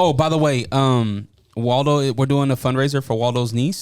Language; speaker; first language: English; native; English